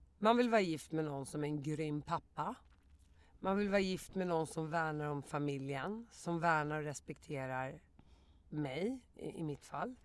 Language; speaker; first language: Swedish; early bilingual, other home language; Arabic